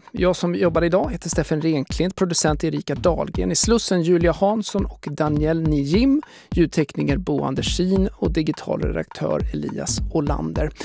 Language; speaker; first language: Swedish; native; Swedish